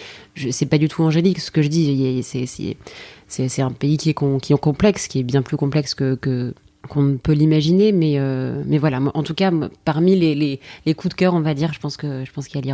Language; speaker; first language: French; native; French